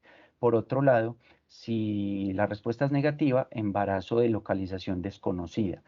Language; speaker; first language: Spanish; native; Spanish